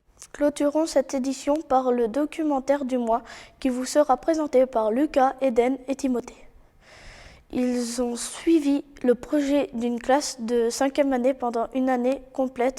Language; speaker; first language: French; native; French